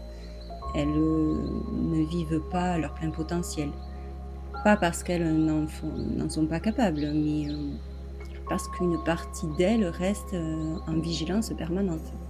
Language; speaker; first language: French; native; French